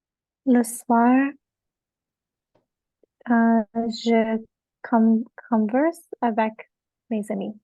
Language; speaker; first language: French; non-native, learner; English